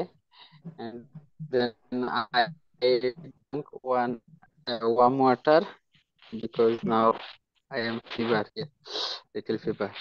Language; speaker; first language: English; non-native, learner; Hindi